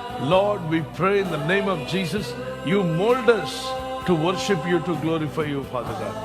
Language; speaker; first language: English; non-native, local second language; Telugu